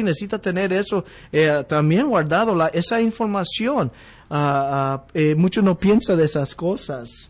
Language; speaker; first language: Spanish; early bilingual, heritage; Spanish